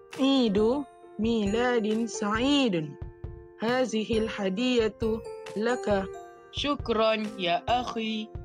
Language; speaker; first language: Arabic; non-native, fluent; Malay